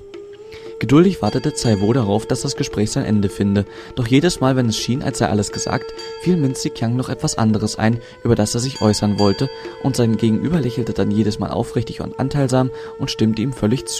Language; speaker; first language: German; native; German